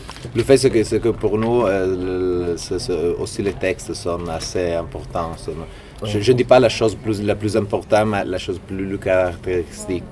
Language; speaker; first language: French; non-native, fluent; Italian